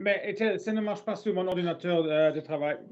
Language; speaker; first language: French; non-native, learner; English